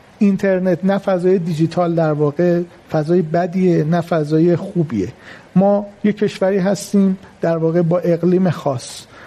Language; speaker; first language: Persian; native; Persian